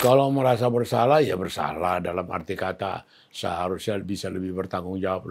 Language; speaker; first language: Indonesian; native; Indonesian